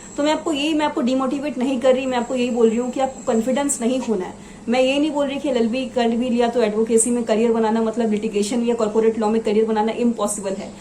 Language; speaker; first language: Hindi; non-native, local second language; Assamese